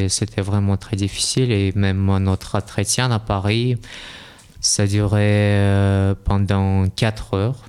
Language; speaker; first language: French; non-native, learner; Russian